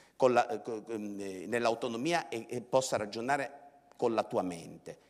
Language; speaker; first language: Italian; native; Italian